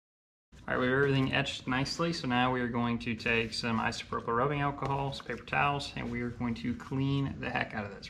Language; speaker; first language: English; native; English